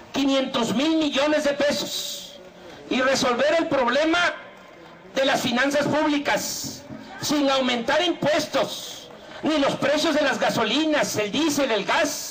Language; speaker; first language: Spanish; native; Spanish